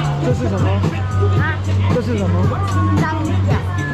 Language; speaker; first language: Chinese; non-native, learner; Korean